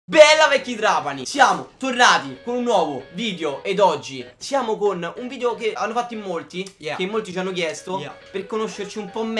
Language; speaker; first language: Italian; native; Italian